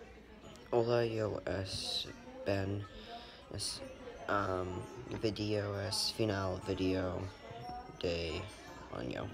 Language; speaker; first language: Spanish; non-native, learner; English